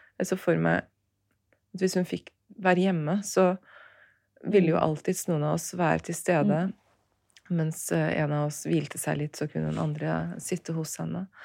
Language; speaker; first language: Norwegian; early bilingual, other home language; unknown